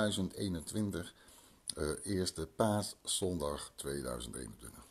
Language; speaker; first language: Dutch; early bilingual, other home language; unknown